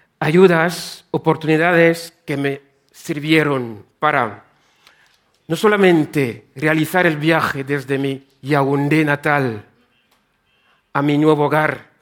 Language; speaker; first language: Spanish; non-native, fluent; French